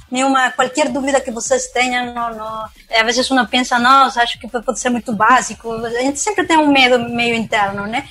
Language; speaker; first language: Portuguese; non-native, fluent; Spanish